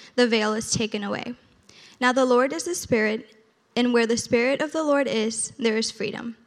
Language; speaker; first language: English; early bilingual, other home language; Spanish